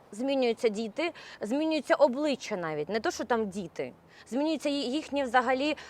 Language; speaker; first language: Ukrainian; native; Ukrainian